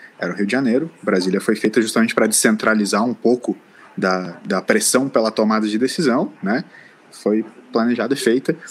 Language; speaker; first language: Portuguese; native; Portuguese